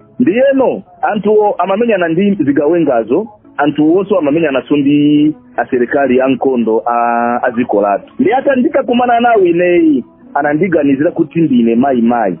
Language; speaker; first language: Nyanja; non-native, fluent; Swahili